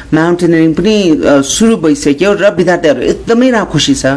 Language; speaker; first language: Nepali; non-native, local second language; Sherpa